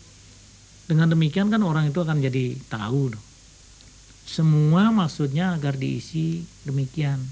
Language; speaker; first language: Indonesian; native; Indonesian